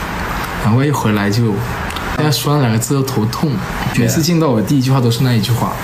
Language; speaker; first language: Chinese; native; Chinese